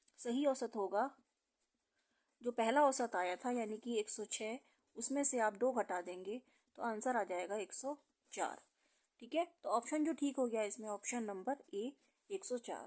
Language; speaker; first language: Hindi; native; Hindi